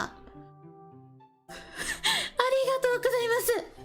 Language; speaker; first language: Japanese; non-native, learner; English